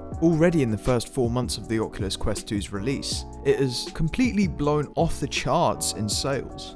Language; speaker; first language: English; native; English